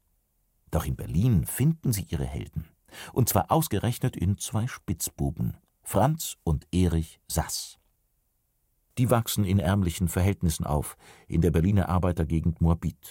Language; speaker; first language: German; native; German